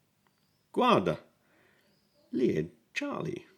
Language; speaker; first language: Italian; non-native, learner; English